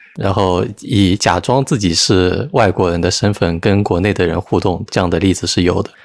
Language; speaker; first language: Chinese; native; Chinese